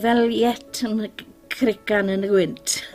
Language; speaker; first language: Welsh; native; Welsh